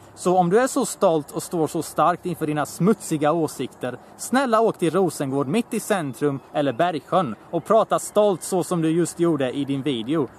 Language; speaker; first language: Swedish; early bilingual, other home language; Bosnian